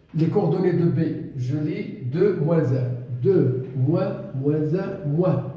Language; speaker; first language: French; non-native, local second language; Arabic